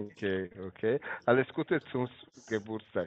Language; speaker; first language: German; non-native, learner; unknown